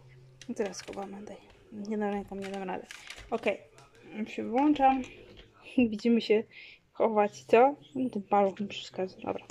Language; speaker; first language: Polish; native; Polish